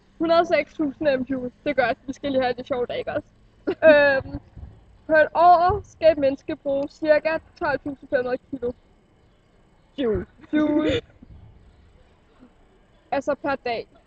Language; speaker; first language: Danish; native; Danish